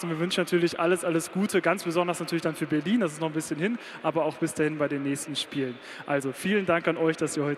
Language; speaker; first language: German; native; German